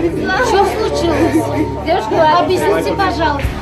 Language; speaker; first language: Russian; non-native, learner; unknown